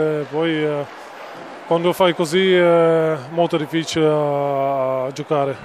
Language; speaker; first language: Italian; non-native, fluent; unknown